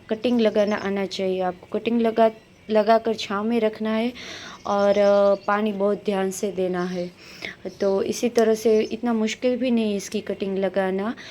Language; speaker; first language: Hindi; non-native, local second language; Gujarati